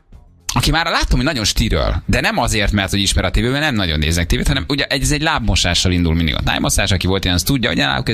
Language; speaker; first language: Hungarian; native; Hungarian